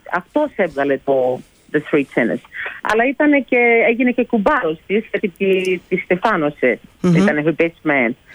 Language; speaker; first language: Greek; early bilingual, heritage; Greek